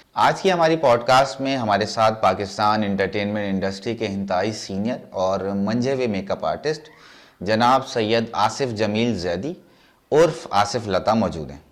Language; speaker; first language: Urdu; native; Urdu